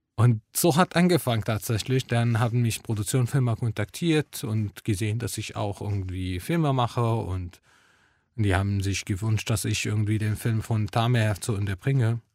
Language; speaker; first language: German; non-native, fluent; Arabic